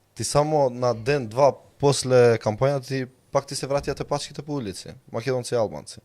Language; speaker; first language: Macedonian; non-native, local second language; Albanian